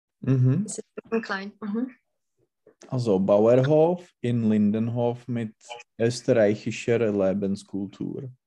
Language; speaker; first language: German; non-native, learner; Czech